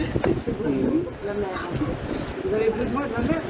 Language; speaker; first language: French; native; French